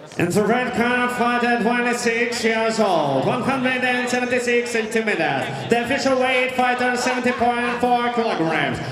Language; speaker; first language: English; non-native, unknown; Russian